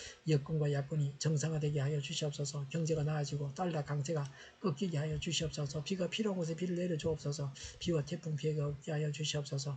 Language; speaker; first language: Korean; native; Korean